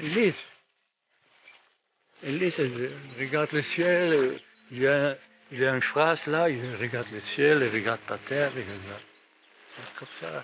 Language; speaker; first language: French; non-native, fluent; German